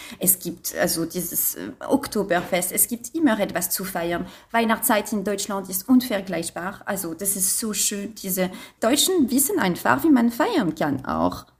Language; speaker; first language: German; non-native, fluent; French